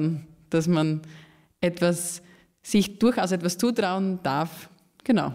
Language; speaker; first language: German; native; German